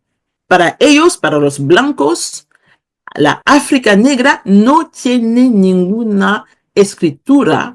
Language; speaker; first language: Spanish; non-native, fluent; Kongo